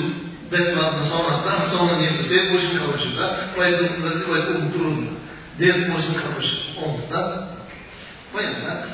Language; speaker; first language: Russian; non-native, learner; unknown